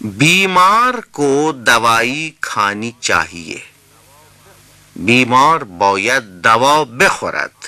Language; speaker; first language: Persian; non-native, fluent; Urdu